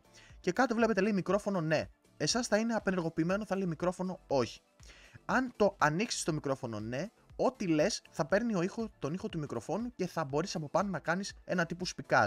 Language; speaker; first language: Greek; native; Greek